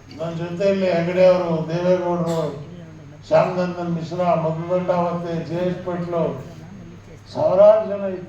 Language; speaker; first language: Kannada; non-native, local second language; Urdu